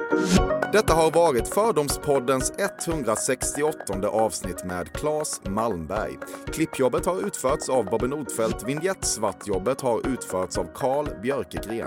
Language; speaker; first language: Swedish; native; Swedish